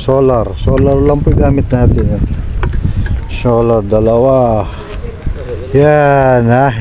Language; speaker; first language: Filipino; native; Filipino